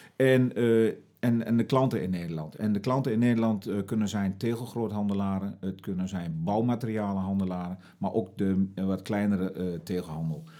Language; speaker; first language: Dutch; native; Dutch